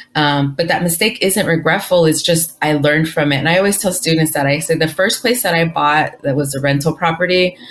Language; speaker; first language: English; early bilingual, other home language; Spanish